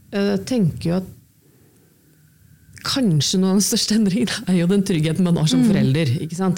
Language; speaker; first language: Norwegian; native; Norwegian